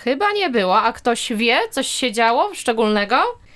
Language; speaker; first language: Polish; native; Polish